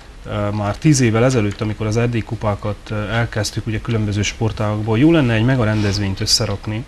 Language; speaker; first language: Hungarian; native; Hungarian